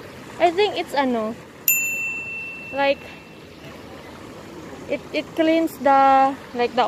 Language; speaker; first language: English; non-native, fluent; Filipino